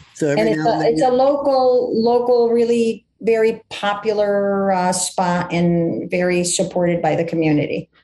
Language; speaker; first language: English; early bilingual, other home language; Greek